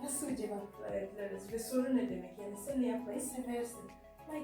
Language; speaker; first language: Turkish; non-native, fluent; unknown